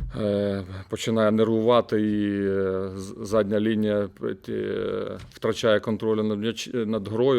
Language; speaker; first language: Ukrainian; native; Ukrainian